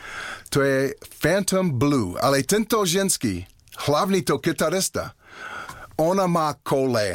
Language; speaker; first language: Czech; non-native, fluent; English